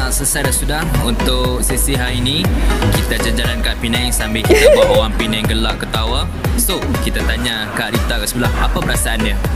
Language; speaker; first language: Malay; native; Malay